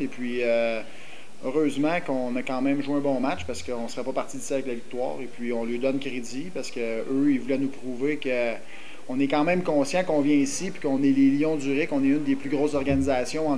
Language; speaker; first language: French; native; French